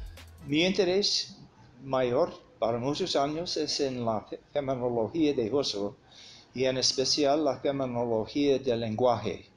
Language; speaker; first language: Spanish; non-native, fluent; English